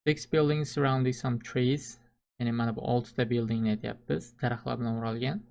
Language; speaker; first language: English; non-native, fluent; Uzbek